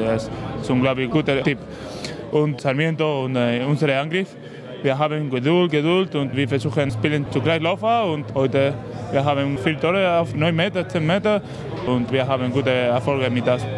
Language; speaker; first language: German; non-native, learner; Spanish